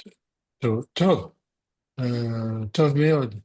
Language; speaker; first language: Hebrew; non-native, learner; French